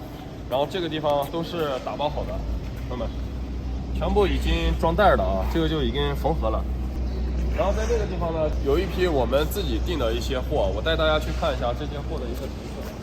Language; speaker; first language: Chinese; native; Chinese